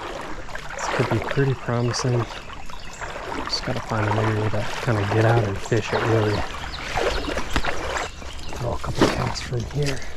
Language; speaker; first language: English; native; English